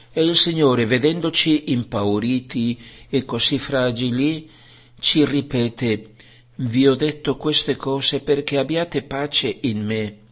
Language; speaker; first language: Italian; non-native, fluent; Spanish